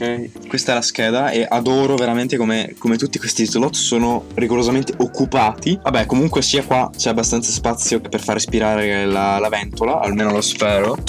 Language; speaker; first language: Italian; native; Italian